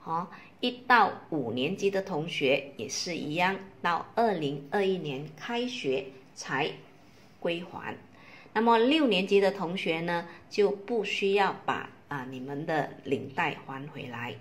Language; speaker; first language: Chinese; native; Chinese